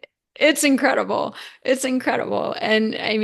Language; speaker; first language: English; native; English